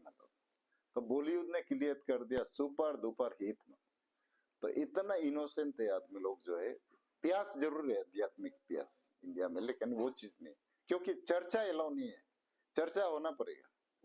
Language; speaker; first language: Hindi; non-native, local second language; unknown